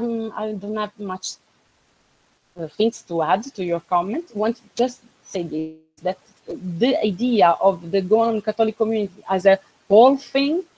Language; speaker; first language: English; non-native, fluent; Portuguese